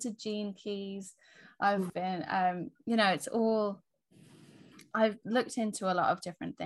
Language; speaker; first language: English; native; English